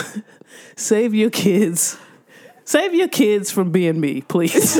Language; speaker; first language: English; native; English